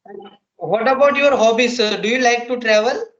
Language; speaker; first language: English; non-native, local second language; Marathi